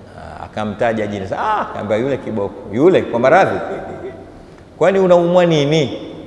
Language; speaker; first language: Swahili; native; Swahili